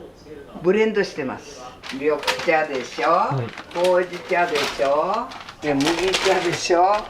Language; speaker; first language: Japanese; native; Japanese